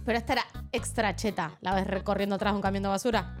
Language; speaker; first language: Spanish; native; Spanish